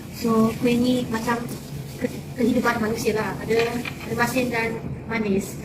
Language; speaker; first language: Malay; non-native, local second language; Min Nan Chinese